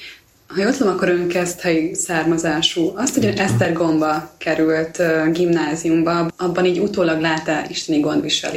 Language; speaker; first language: Hungarian; native; Hungarian